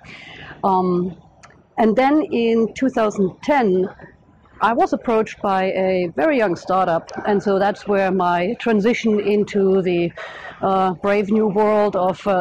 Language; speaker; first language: English; non-native, fluent; German